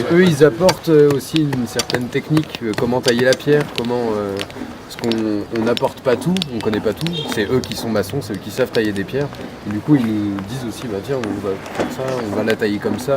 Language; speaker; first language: French; native; French